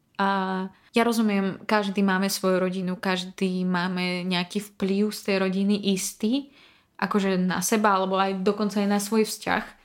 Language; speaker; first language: Slovak; non-native, fluent; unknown